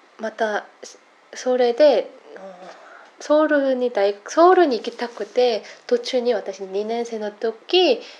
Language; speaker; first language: Japanese; non-native, fluent; Korean